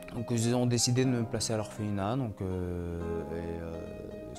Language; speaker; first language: French; early bilingual, other home language; Latvian